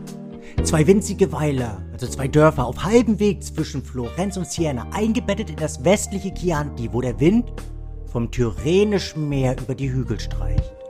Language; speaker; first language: German; native; German